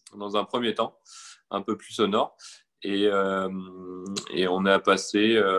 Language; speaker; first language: French; native; French